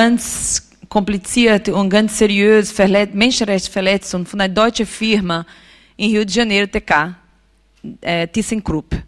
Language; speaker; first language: German; non-native, learner; Portuguese